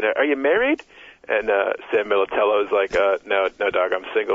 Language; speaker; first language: English; native; English